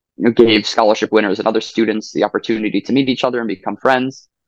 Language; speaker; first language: English; native; English